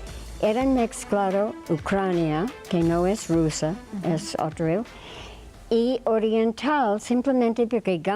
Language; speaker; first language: Spanish; non-native, fluent; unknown